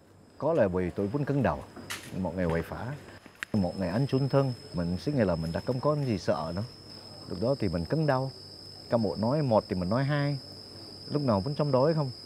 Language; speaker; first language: Vietnamese; non-native, fluent; Malay